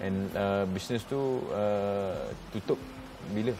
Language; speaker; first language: Malay; native; Malay